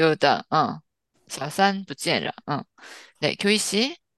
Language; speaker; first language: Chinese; non-native, fluent; Korean